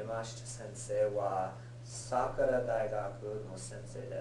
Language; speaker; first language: Japanese; non-native, learner; English